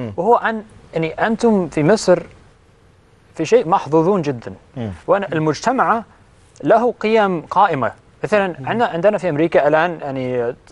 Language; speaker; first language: Arabic; non-native, fluent; English